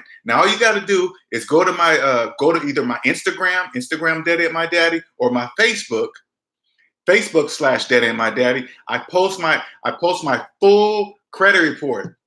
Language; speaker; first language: English; native; English